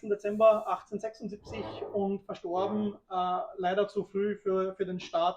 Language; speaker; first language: German; early bilingual, other home language; Urdu